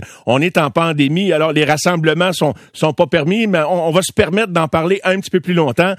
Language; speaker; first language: French; native; French